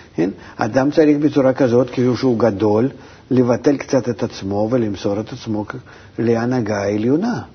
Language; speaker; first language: Hebrew; non-native, fluent; Russian